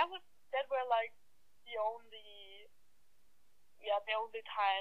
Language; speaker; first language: English; non-native, fluent; German